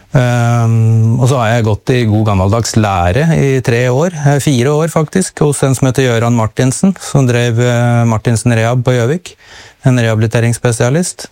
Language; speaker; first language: Norwegian; native; Norwegian